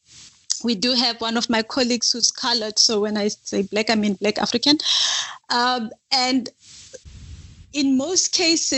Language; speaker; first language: English; non-native, local second language; Northern Sotho